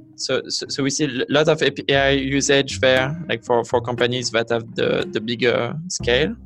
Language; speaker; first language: English; non-native, fluent; French